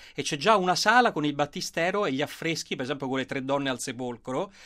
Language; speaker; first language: Italian; native; Italian